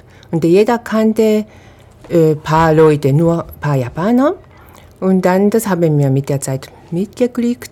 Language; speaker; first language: German; non-native, fluent; Japanese